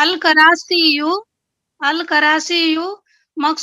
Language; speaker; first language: Arabic; non-native, learner; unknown